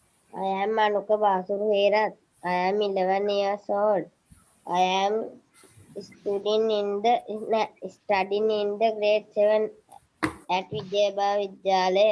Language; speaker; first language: English; non-native, learner; Sinhala